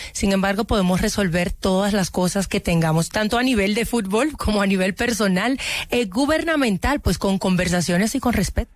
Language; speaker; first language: Spanish; early bilingual, other home language; Haitian Creole